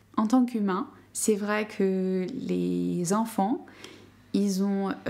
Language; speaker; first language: French; non-native, fluent; English